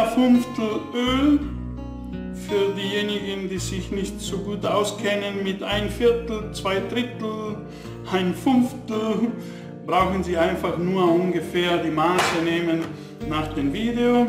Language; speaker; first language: German; non-native, fluent; Italian